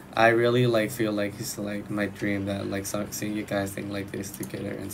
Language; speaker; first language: English; non-native, learner; Thai